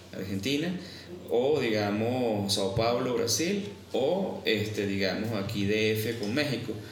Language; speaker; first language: Spanish; native; Spanish